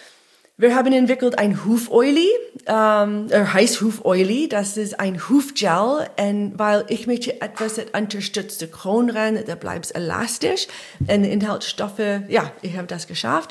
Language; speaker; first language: German; non-native, learner; English